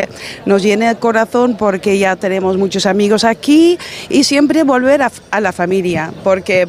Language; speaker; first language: Spanish; non-native, fluent; Dutch